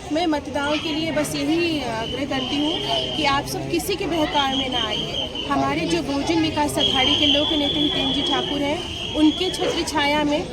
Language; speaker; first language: Hindi; native; Hindi